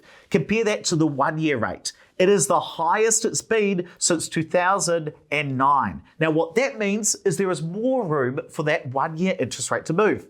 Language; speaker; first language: English; native; English